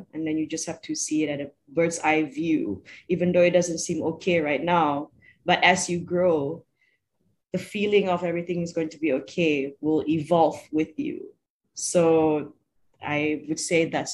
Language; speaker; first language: English; non-native, local second language; Malay